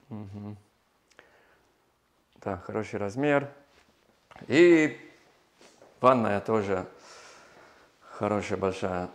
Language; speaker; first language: Russian; non-native, learner; English